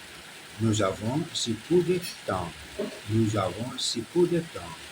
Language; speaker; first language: French; non-native, learner; Portuguese